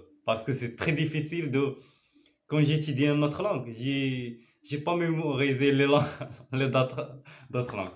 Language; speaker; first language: French; non-native, learner; Arabic